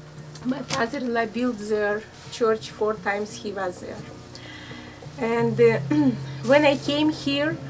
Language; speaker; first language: English; non-native, learner; Russian